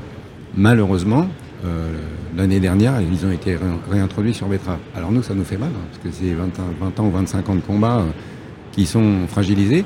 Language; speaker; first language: French; native; French